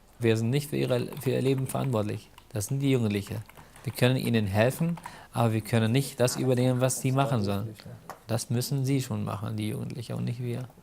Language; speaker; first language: German; early bilingual, other home language; Arabic